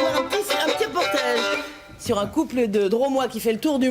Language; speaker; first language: French; native; French